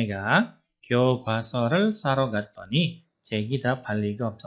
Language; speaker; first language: Korean; non-native, fluent; Indonesian